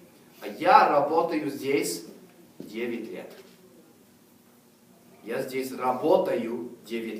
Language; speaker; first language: Russian; non-native, fluent; English